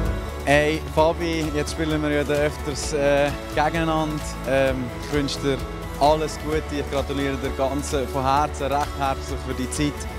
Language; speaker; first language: German; native; German